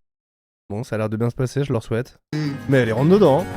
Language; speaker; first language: French; native; French